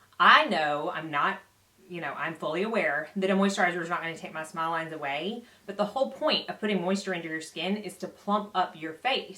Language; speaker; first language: English; native; English